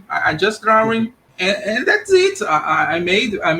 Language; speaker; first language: English; non-native, learner; Portuguese